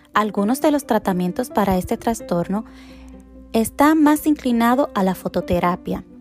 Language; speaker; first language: Spanish; native; Spanish